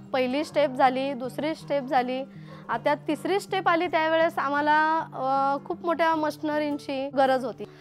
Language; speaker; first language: Marathi; native; Marathi